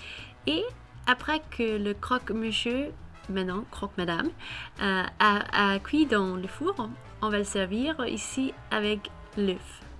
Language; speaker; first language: French; non-native, fluent; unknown